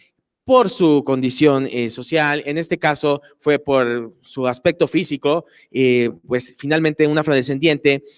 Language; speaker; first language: Spanish; native; Spanish